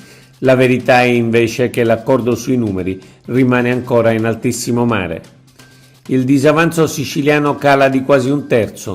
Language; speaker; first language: Italian; native; Italian